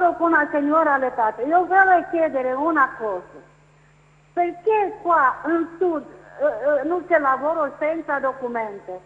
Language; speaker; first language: Italian; non-native, learner; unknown